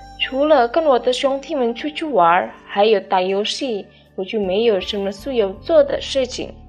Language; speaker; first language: Chinese; non-native, fluent; Indonesian